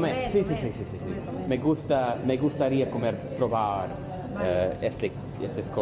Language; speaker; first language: Spanish; non-native, learner; English